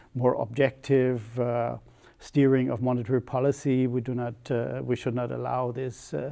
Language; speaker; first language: English; non-native, fluent; German